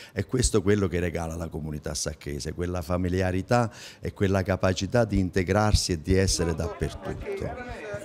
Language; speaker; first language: Italian; native; Italian